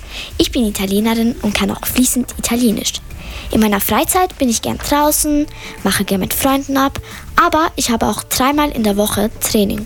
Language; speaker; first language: German; early bilingual, other home language; Italian